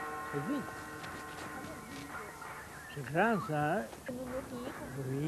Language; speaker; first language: French; non-native, fluent; Spanish